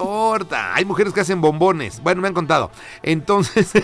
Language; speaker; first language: Spanish; native; Spanish